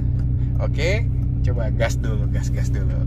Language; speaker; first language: Indonesian; native; Indonesian